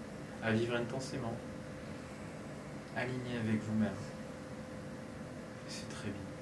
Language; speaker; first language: French; native; French